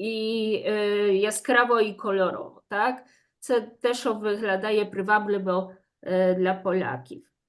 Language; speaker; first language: Ukrainian; non-native, fluent; Polish